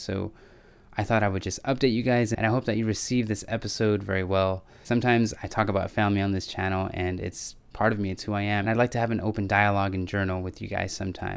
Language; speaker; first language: English; native; English